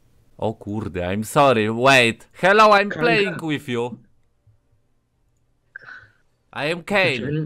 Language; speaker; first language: English; non-native, learner; Polish